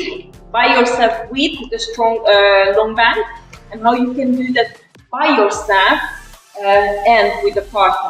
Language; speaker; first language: English; non-native, fluent; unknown